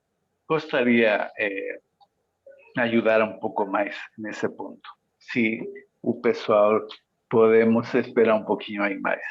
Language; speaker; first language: Portuguese; non-native, fluent; Spanish